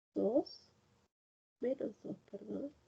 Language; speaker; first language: Spanish; native; Spanish